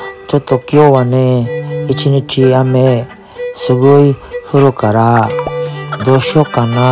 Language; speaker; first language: Japanese; non-native, learner; Filipino